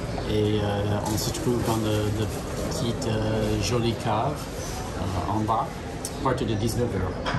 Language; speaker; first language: French; non-native, fluent; English